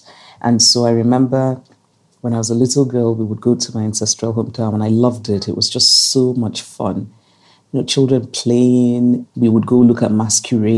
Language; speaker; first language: English; non-native, local second language; Igbo